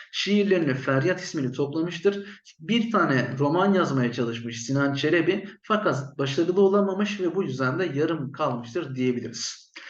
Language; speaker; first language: Turkish; native; Turkish